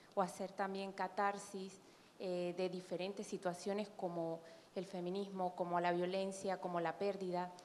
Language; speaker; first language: Spanish; native; Spanish